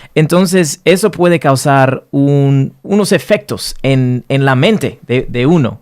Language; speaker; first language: Spanish; early bilingual, heritage; Spanish